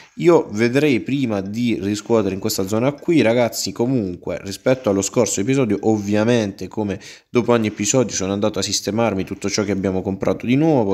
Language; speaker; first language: Italian; native; Italian